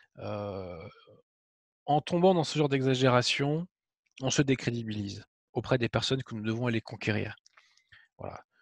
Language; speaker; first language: French; native; French